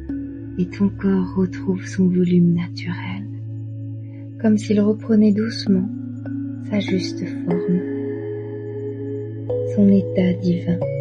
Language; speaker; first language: French; native; French